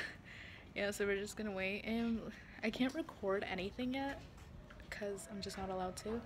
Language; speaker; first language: English; native; English